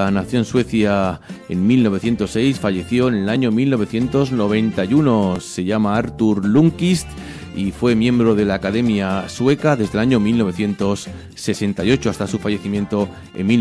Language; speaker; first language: Spanish; native; Spanish